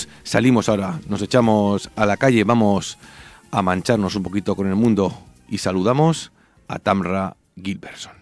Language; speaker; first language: Spanish; native; Spanish